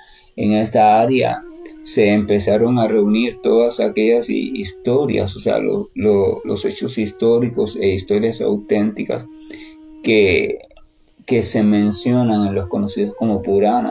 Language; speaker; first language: Spanish; native; Spanish